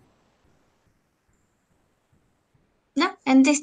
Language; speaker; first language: English; non-native, learner; Spanish